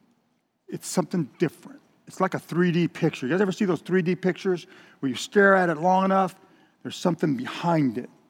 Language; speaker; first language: English; native; English